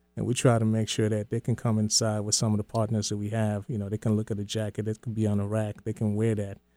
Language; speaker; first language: English; early bilingual, other home language; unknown